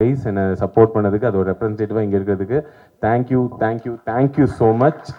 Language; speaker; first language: Tamil; native; Tamil